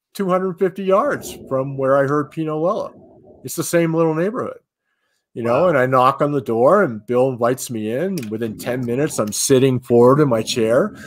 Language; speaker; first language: English; native; English